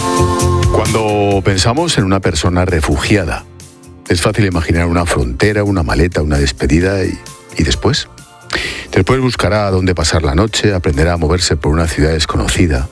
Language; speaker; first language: Spanish; native; Spanish